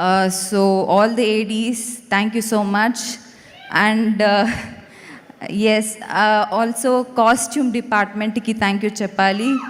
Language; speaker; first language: Telugu; non-native, learner; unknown